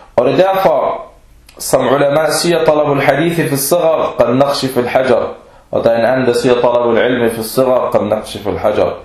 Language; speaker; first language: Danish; early bilingual, other home language; Arabic